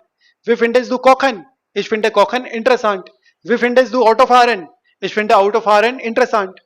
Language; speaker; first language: German; non-native, fluent; Hindi